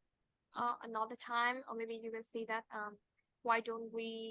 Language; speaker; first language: English; non-native, fluent; Vietnamese